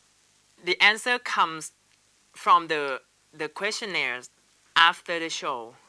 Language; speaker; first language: English; non-native, learner; Thai